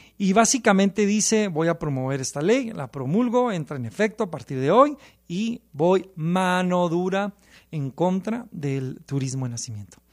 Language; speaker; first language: Spanish; early bilingual, heritage; Spanish